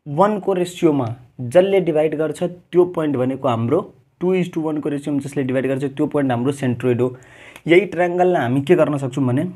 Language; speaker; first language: Nepali; non-native, local second language; Maithili